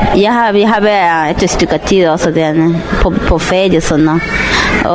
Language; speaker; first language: Danish; non-native, learner; Spanish